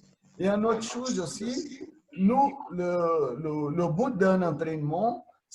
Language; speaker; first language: French; non-native, fluent; Portuguese